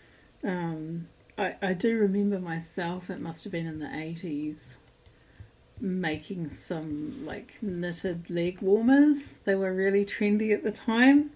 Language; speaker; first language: English; native; English